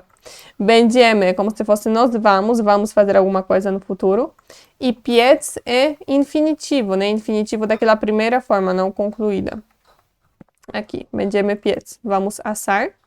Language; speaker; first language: Portuguese; non-native, fluent; Polish